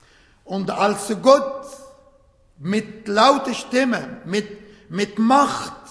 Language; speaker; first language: German; non-native, fluent; Arabic